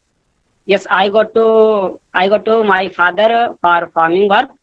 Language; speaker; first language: English; non-native, learner; Hindi